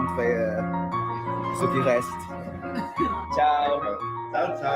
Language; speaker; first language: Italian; non-native, learner; English